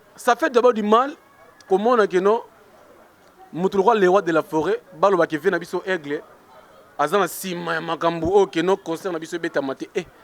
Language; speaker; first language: Lingala; native; Lingala